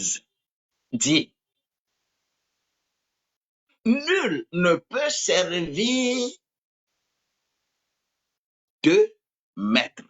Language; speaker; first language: French; non-native, local second language; Ewe